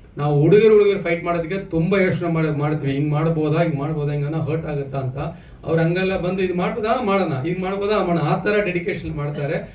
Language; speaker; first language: Kannada; native; Kannada